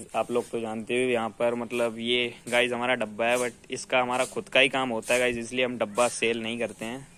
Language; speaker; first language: Hindi; native; Hindi